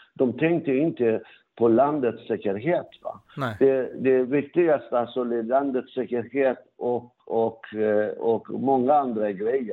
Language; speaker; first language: Swedish; non-native, fluent; Persian